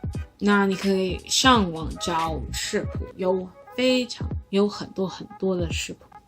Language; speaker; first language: Chinese; non-native, learner; English